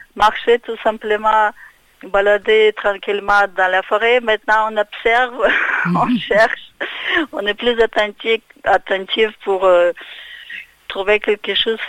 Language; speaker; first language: French; non-native, fluent; Russian